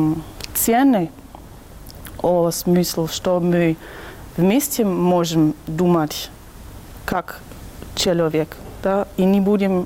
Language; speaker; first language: Russian; non-native, learner; German